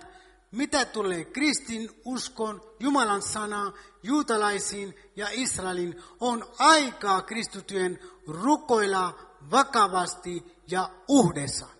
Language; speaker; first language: Finnish; non-native, fluent; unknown